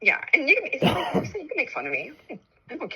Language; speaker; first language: English; native; English